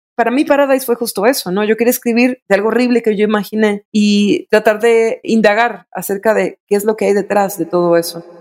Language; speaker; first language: Spanish; native; Spanish